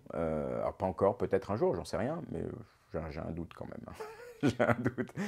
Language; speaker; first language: French; native; French